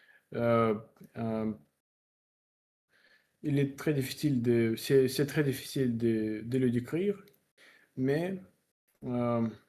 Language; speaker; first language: French; non-native, learner; Russian